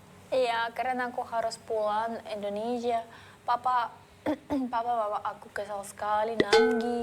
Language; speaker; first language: Indonesian; non-native, learner; Russian